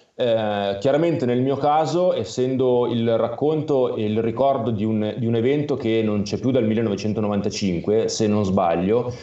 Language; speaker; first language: Italian; native; Italian